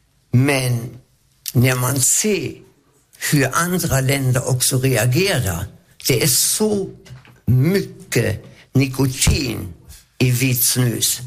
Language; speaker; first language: Swedish; non-native, fluent; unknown